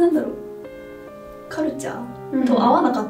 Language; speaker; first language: Japanese; early bilingual, heritage; Japanese